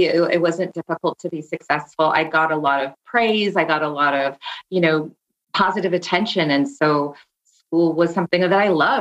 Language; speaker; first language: English; native; English